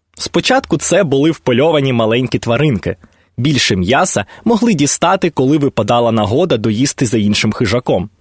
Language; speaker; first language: Ukrainian; native; Ukrainian